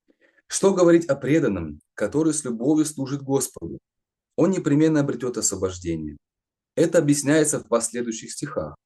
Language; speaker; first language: Russian; native; Russian